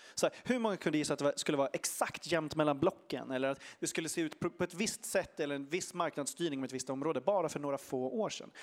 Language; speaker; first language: Swedish; native; Swedish